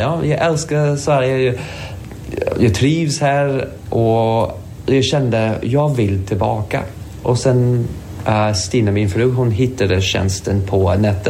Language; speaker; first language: Swedish; non-native, fluent; English